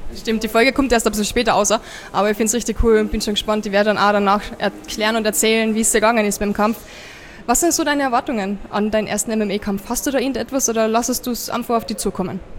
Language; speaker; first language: German; native; German